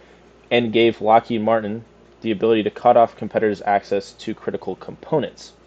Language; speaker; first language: English; native; English